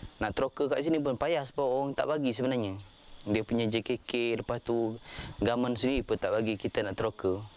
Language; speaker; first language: Malay; non-native, local second language; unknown